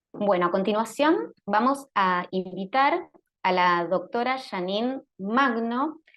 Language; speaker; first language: Spanish; native; Spanish